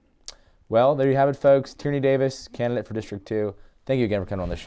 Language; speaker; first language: English; native; English